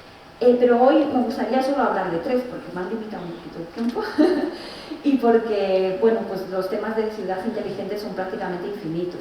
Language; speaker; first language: Spanish; native; Spanish